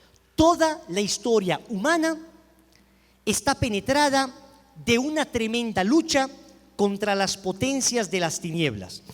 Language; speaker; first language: Spanish; native; Spanish